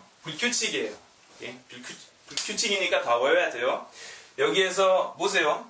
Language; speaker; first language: Korean; non-native, learner; French